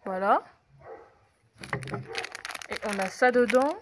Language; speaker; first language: French; native; French